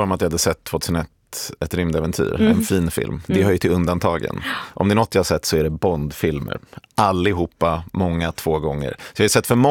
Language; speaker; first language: Swedish; native; Swedish